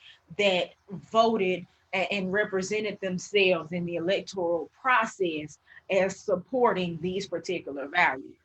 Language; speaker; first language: English; native; English